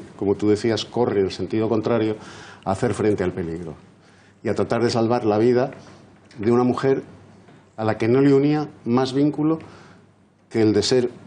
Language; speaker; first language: Spanish; native; Spanish